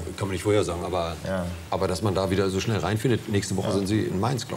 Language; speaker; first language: German; native; German